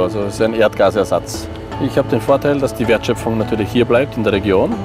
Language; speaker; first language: German; native; German